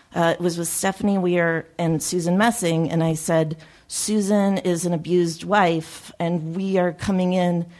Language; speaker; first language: English; native; English